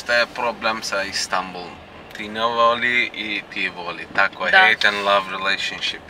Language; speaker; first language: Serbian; non-native, learner; Turkish